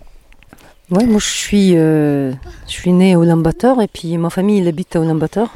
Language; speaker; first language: French; non-native, fluent; Mongolian